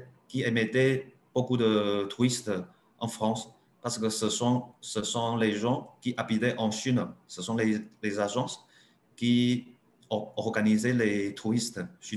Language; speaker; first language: French; non-native, learner; Chinese